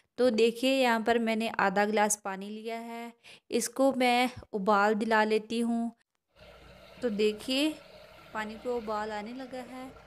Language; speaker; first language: Hindi; non-native, local second language; Punjabi